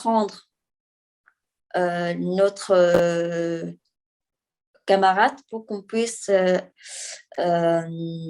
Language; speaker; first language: French; non-native, fluent; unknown